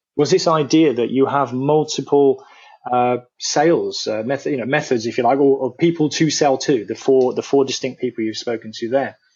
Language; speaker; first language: English; native; English